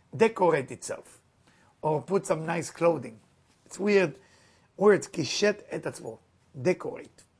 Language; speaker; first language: English; non-native, fluent; Hebrew